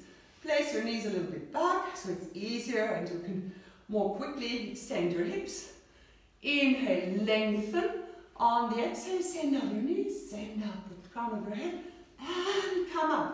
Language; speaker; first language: English; non-native, fluent; German